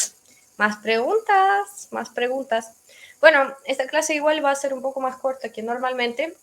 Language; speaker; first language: Spanish; non-native, fluent; Russian